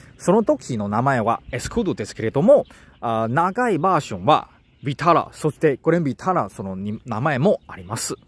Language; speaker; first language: Japanese; non-native, learner; Chinese